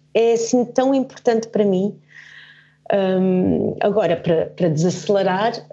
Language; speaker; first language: Portuguese; early bilingual, heritage; German